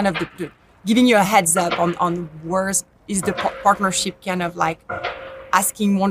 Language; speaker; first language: English; non-native, fluent; French